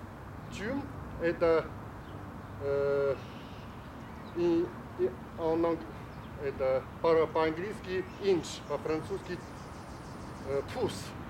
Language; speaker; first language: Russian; non-native, learner; Chinese